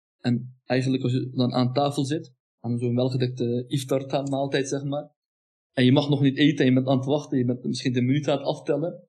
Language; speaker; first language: Dutch; early bilingual, other home language; Turkish